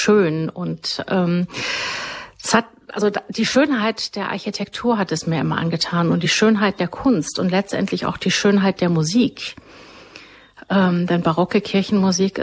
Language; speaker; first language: German; native; German